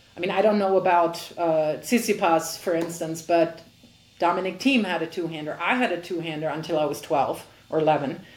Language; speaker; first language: English; non-native, fluent; German